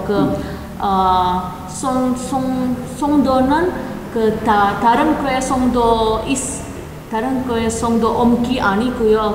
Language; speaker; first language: Korean; non-native, learner; Indonesian